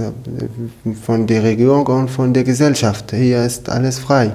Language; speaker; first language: German; non-native, learner; Arabic